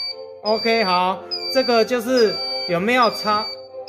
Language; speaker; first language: Chinese; native; Chinese